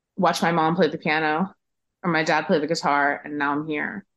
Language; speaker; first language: English; native; English